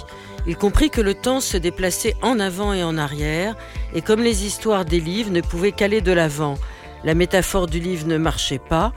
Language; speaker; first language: French; native; French